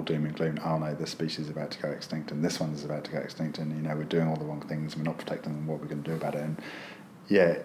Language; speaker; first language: English; native; English